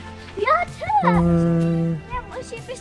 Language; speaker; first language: Polish; early bilingual, heritage; Polish